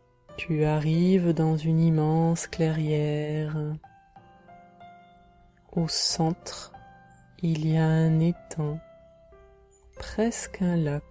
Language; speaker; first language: French; native; French